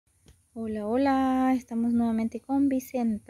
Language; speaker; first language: Spanish; native; Spanish